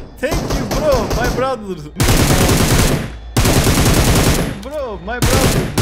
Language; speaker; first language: English; non-native, learner; Turkish